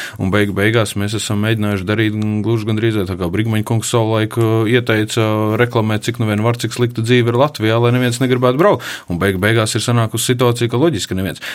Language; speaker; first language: Latvian; native; Latvian